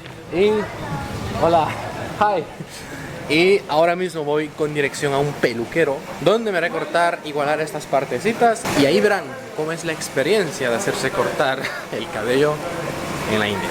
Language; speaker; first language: Spanish; native; Spanish